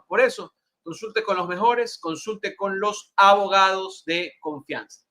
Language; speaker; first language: Spanish; native; Spanish